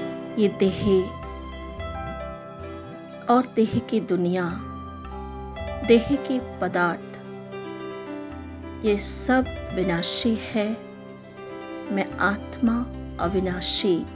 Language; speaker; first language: Hindi; native; Hindi